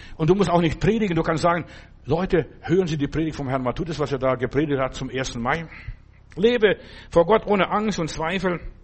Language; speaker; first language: German; non-native, fluent; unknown